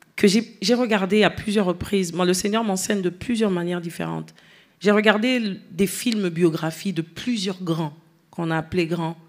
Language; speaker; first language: French; non-native, local second language; Lingala